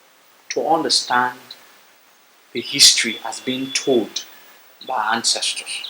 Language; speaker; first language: English; non-native, local second language; Bini